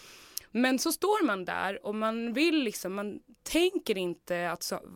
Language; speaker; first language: Swedish; native; Swedish